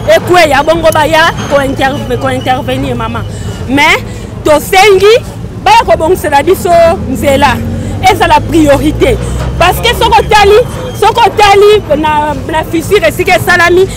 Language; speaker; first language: Lingala; native; Lingala